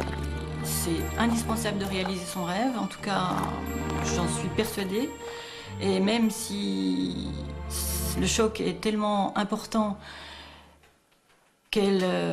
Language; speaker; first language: French; native; French